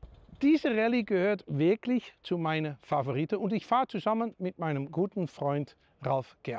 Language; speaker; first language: German; native; German